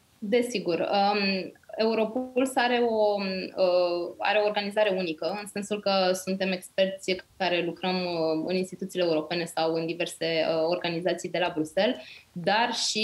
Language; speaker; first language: Romanian; native; Romanian